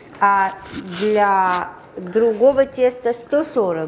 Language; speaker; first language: Russian; native; Russian